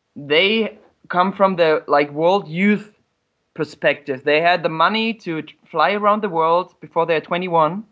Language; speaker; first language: English; non-native, fluent; German